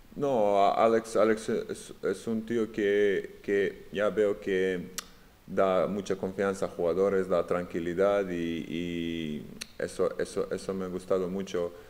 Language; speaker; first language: Spanish; non-native, fluent; Serbian